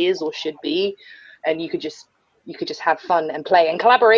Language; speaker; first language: English; native; English